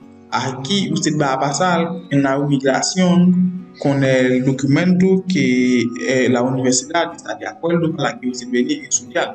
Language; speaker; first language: Spanish; non-native, learner; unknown